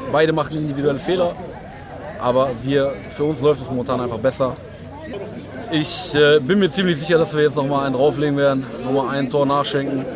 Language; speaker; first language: German; early bilingual, other home language; Turkish